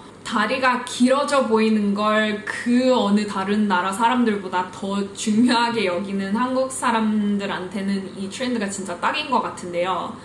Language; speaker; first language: Korean; early bilingual, heritage; Korean